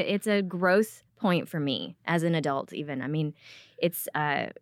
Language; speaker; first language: English; early bilingual, other home language; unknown